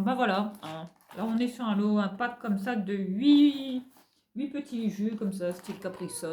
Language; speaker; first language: French; native; French